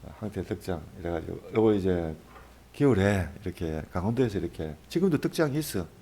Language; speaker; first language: Korean; native; Korean